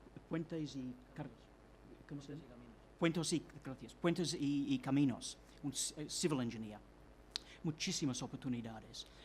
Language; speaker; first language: Spanish; non-native, fluent; English